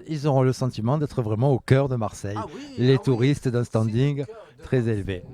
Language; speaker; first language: French; native; French